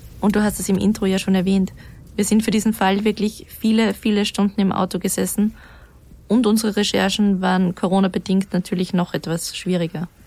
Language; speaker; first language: German; native; German